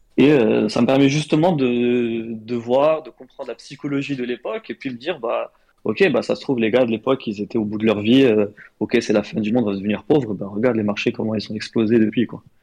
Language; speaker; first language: French; non-native, local second language; Arabic